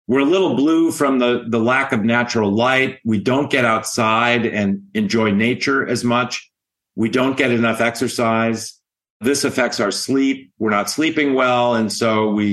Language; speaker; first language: English; native; English